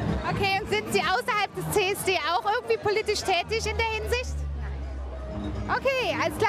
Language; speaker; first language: German; native; German